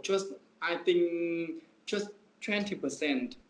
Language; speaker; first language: English; non-native, learner; Vietnamese